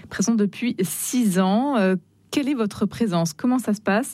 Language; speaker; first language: French; native; French